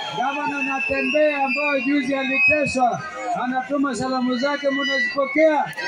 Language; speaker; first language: Swahili; non-native, local second language; Kamba